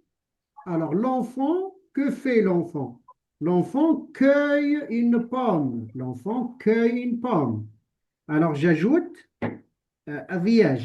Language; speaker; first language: French; non-native, local second language; Arabic